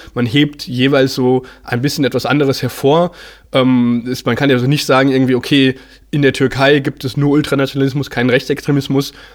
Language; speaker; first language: German; native; German